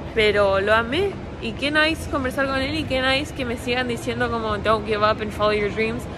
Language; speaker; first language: Spanish; native; Spanish